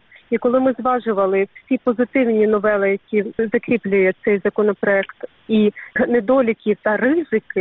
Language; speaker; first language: Ukrainian; native; Ukrainian